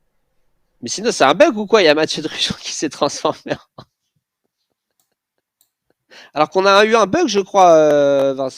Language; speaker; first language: French; native; French